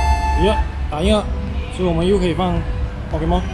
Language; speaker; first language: Chinese; native; Chinese